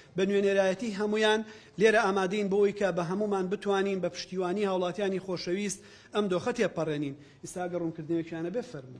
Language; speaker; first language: Central Kurdish; native; Central Kurdish